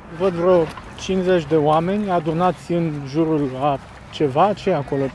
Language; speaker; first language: Romanian; native; Romanian